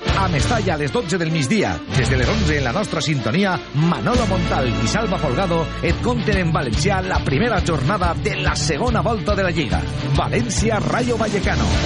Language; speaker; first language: Catalan; native; Catalan